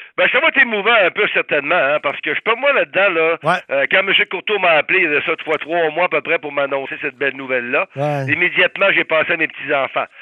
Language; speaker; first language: French; native; French